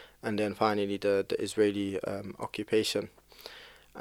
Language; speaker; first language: English; native; English